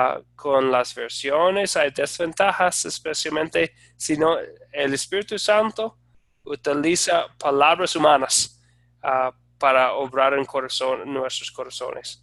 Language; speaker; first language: Spanish; non-native, fluent; English